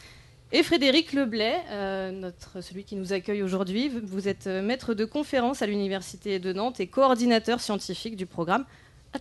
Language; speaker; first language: French; native; French